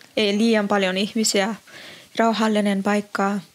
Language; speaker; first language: Finnish; non-native, learner; Uzbek